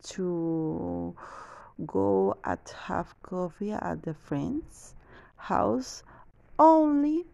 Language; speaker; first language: English; non-native, learner; Spanish